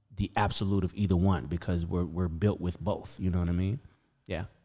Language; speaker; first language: English; native; English